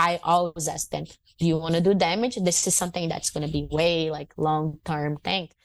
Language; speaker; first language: English; non-native, fluent; Portuguese